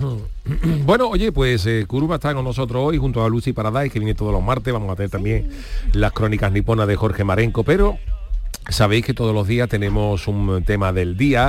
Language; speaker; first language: Spanish; native; Spanish